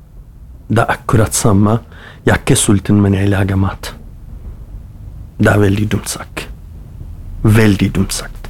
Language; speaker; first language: Norwegian; non-native, fluent; Kurdish